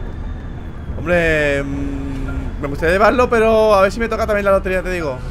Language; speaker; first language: Spanish; native; Spanish